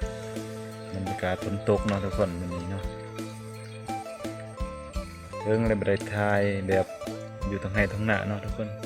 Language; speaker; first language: Thai; non-native, local second language; Northeastern Thai